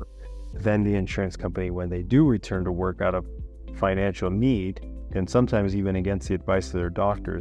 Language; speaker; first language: English; native; English